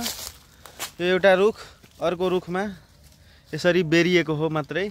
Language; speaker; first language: Nepali; non-native, local second language; Maithili